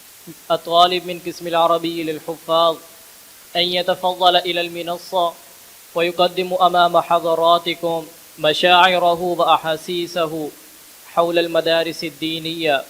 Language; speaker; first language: Arabic; non-native, learner; Urdu